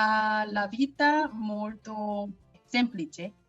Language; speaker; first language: Italian; non-native, learner; Korean